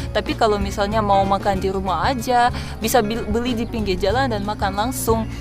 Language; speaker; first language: Indonesian; non-native, fluent; Russian